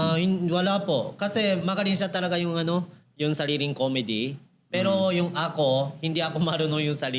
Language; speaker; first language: Filipino; non-native, learner; Japanese